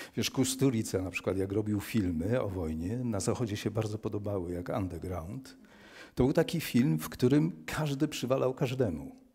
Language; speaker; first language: Polish; native; Polish